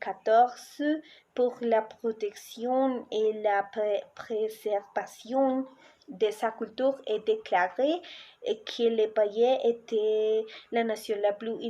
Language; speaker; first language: French; non-native, learner; Spanish